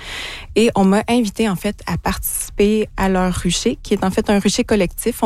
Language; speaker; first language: French; native; French